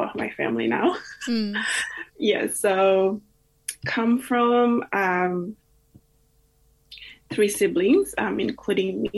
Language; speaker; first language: English; non-native, fluent; Indonesian